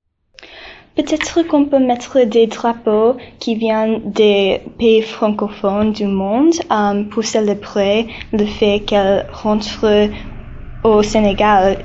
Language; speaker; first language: French; non-native, learner; English